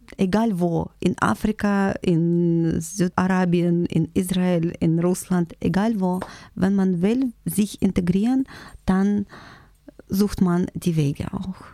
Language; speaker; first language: German; non-native, fluent; Russian